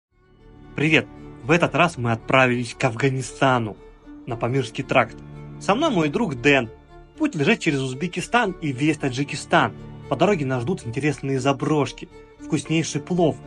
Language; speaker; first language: Russian; native; Russian